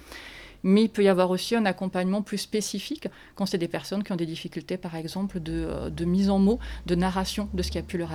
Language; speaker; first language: French; native; French